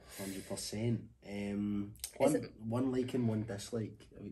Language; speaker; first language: English; native; English